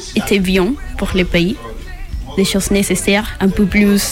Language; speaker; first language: French; non-native, learner; Spanish